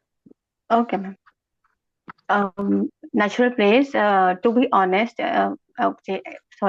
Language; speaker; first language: English; non-native, learner; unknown